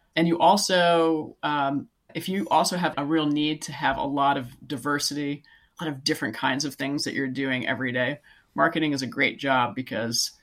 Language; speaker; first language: English; native; English